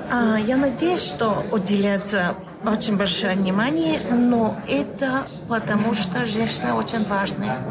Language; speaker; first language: Russian; non-native, learner; Bulgarian